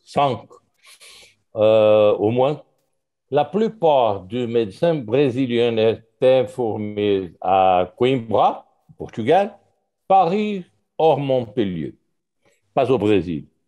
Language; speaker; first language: French; non-native, learner; Portuguese